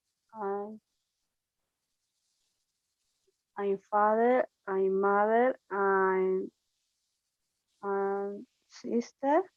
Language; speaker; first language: English; non-native, learner; Spanish